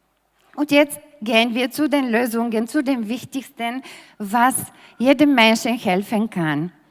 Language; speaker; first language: German; non-native, fluent; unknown